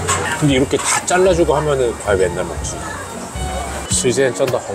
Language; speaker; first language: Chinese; non-native, learner; Korean